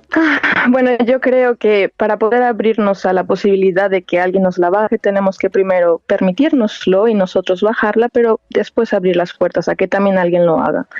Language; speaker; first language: Spanish; native; Spanish